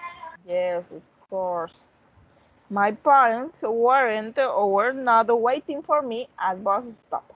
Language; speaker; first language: English; non-native, learner; Spanish